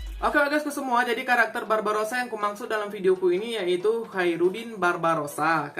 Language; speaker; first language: Indonesian; non-native, local second language; Achinese